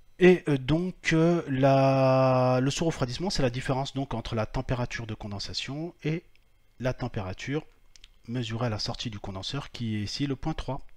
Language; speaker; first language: French; native; French